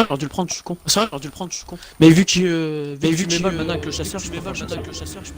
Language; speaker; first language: French; native; French